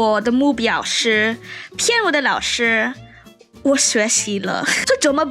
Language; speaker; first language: Chinese; non-native, learner; English